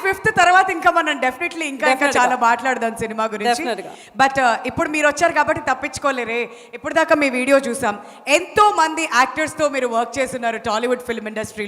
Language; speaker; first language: Telugu; native; Telugu